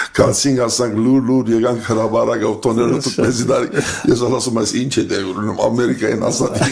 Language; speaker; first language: Armenian; early bilingual, heritage; Armenian